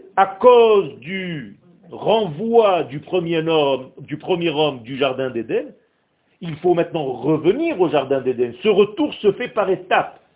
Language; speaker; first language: French; non-native, fluent; Hebrew